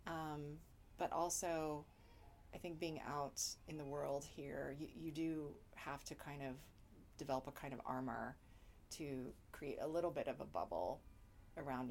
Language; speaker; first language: English; native; English